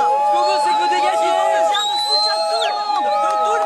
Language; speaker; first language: French; native; French